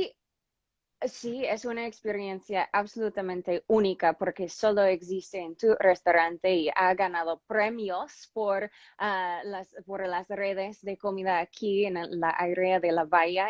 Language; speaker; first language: Spanish; non-native, fluent; English